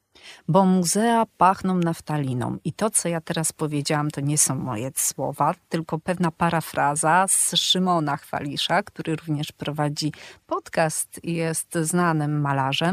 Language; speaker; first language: Polish; native; Polish